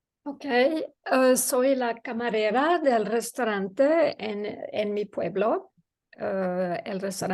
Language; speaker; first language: Spanish; non-native, learner; English